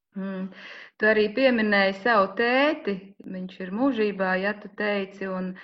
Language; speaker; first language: Latvian; native; Latvian